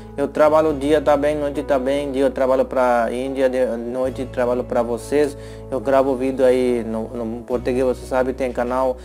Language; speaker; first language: Portuguese; non-native, learner; Hindi